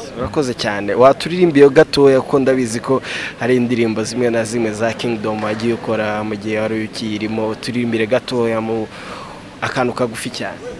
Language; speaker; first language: Kinyarwanda; native; Kinyarwanda